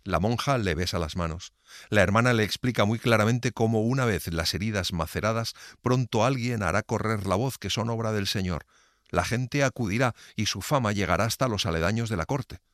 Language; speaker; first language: Spanish; native; Spanish